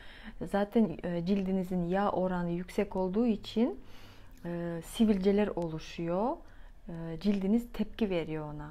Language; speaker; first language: Turkish; non-native, fluent; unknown